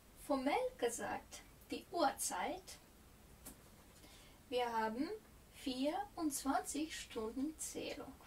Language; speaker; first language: German; non-native, fluent; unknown